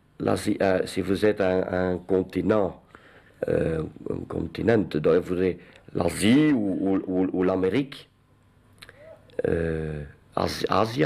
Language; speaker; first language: French; non-native, local second language; Dutch